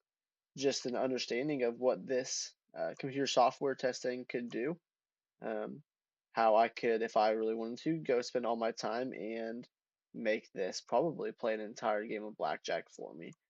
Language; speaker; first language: English; native; English